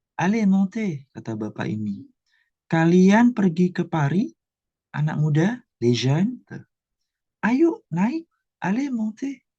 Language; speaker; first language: French; non-native, fluent; Indonesian